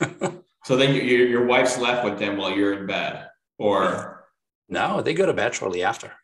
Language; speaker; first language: English; non-native, fluent; Arabic